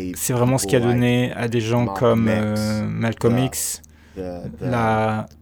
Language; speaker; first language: French; non-native, fluent; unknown